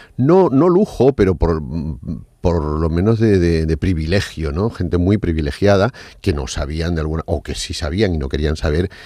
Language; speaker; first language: Spanish; non-native, fluent; Arabic